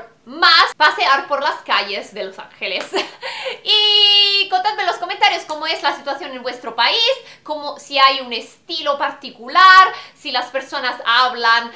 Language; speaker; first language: Spanish; non-native, fluent; Italian